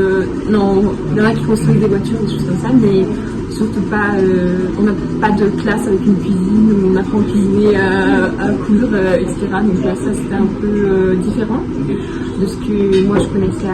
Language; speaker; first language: French; early bilingual, heritage; French